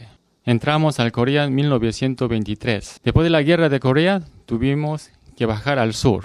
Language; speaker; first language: Spanish; non-native, learner; Korean